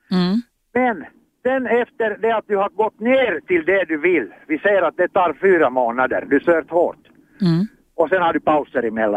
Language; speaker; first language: Swedish; non-native, fluent; Finnish